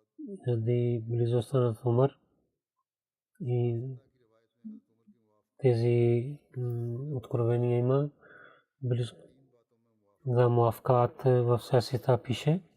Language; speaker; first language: Bulgarian; non-native, learner; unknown